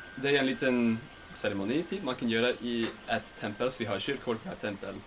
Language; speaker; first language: Swedish; non-native, fluent; English